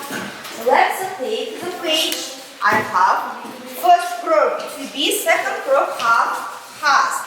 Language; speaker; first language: English; non-native, learner; Kazakh